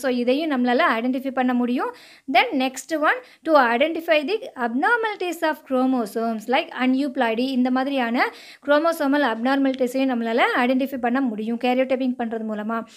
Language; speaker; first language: English; non-native, local second language; Tamil